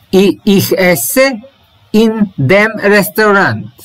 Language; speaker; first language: German; non-native, learner; Serbian